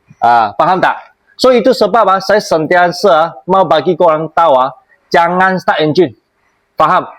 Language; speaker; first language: Malay; non-native, local second language; Chinese